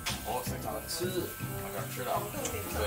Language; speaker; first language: Chinese; non-native, fluent; English